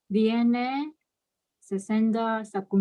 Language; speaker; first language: Spanish; non-native, learner; English